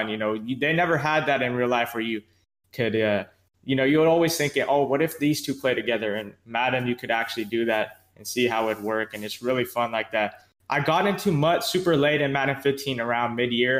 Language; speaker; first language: English; native; English